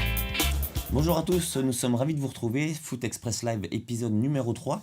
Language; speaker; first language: French; native; French